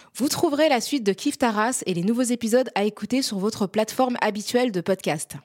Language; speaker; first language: French; early bilingual, other home language; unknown